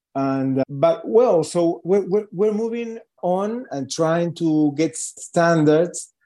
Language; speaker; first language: English; non-native, fluent; Spanish